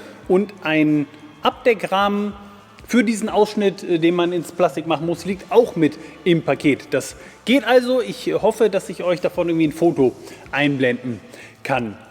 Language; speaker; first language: German; native; German